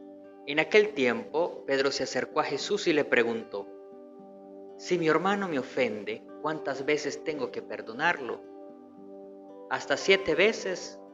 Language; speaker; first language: Spanish; native; Spanish